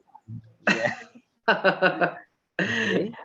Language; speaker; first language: English; non-native, fluent; Malay